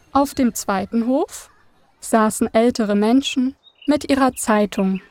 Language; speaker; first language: German; native; German